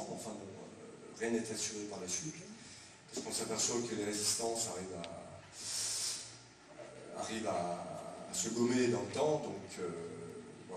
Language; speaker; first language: French; native; French